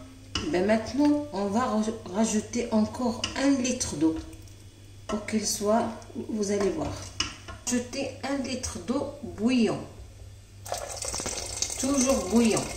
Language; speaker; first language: French; non-native, local second language; Arabic